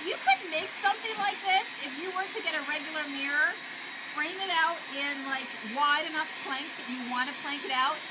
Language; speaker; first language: English; native; English